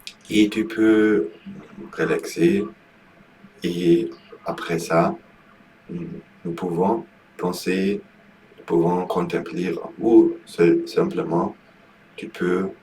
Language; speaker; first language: French; non-native, learner; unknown